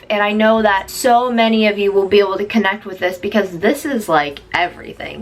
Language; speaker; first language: English; native; English